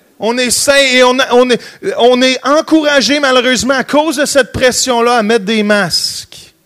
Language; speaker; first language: French; native; French